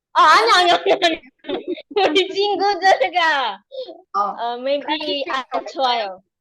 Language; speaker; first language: Korean; non-native, learner; Indonesian